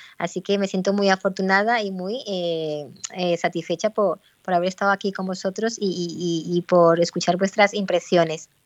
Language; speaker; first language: Spanish; native; Spanish